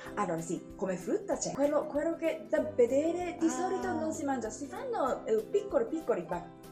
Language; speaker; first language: Italian; non-native, learner; Japanese